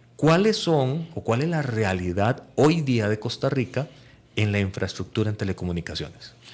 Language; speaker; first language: Spanish; native; Spanish